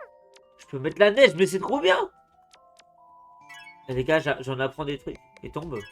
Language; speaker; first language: French; native; French